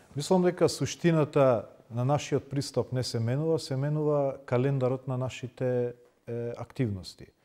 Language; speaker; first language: Macedonian; non-native, local second language; Albanian